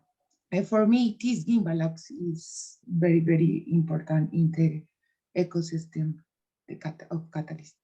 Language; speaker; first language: English; non-native, learner; Spanish